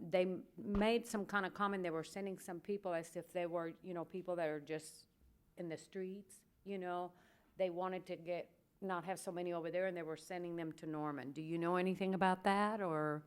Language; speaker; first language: English; early bilingual, other home language; Spanish